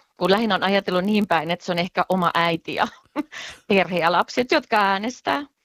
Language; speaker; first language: Finnish; native; Finnish